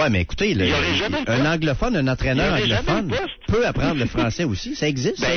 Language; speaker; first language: French; native; French